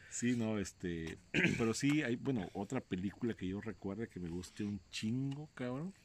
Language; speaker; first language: Spanish; native; Spanish